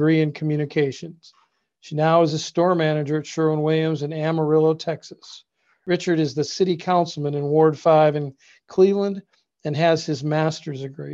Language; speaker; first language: English; native; English